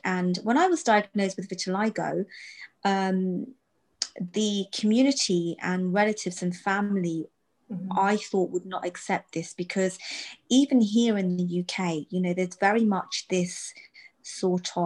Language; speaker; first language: English; native; English